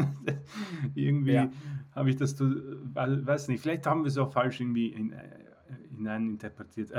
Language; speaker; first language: German; native; German